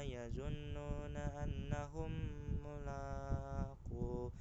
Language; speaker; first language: Arabic; non-native, learner; Indonesian